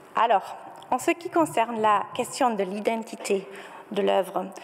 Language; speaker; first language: French; non-native, fluent; German